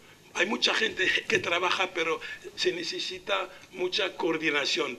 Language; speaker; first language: Spanish; non-native, local second language; Arabic